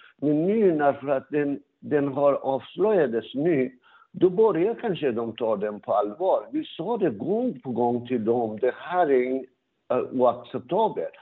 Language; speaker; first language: Swedish; non-native, fluent; Persian